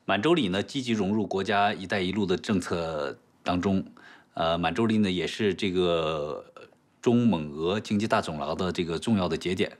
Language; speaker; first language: Chinese; native; Chinese